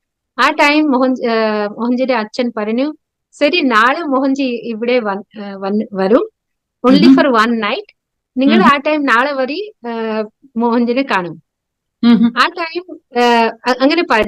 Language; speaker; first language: Malayalam; non-native, local second language; Odia